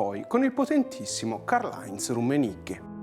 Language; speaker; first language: Italian; native; Italian